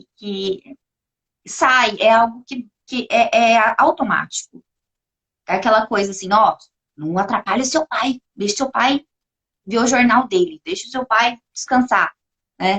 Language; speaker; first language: Portuguese; native; Portuguese